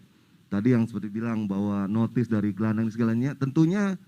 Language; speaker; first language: Indonesian; native; Indonesian